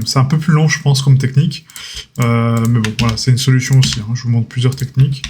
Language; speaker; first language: French; native; French